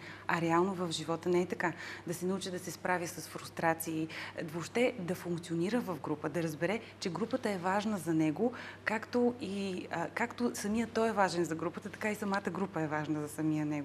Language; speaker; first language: Bulgarian; native; Bulgarian